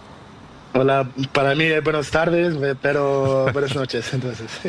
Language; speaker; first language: Spanish; non-native, learner; Portuguese